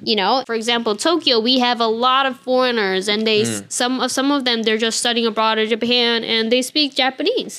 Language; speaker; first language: English; non-native, fluent; Japanese